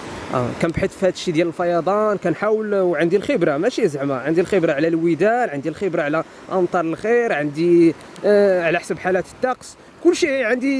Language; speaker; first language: Arabic; native; Arabic